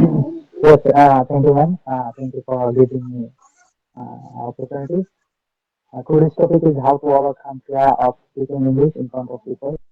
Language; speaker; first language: English; non-native, learner; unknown